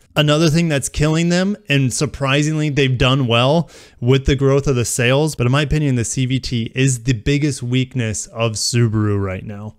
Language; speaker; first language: English; native; English